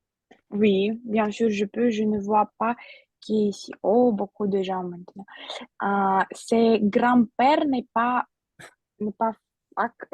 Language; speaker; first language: French; non-native, fluent; Russian